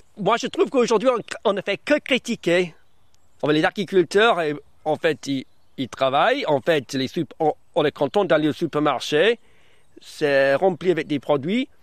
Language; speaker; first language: French; non-native, fluent; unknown